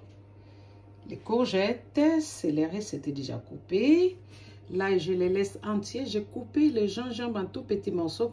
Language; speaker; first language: French; non-native, local second language; Lingala